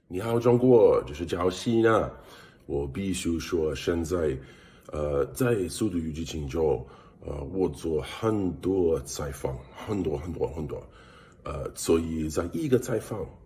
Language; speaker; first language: Chinese; non-native, learner; English